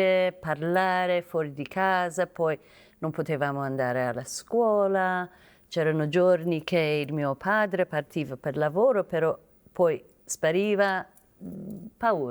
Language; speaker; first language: Italian; non-native, fluent; Persian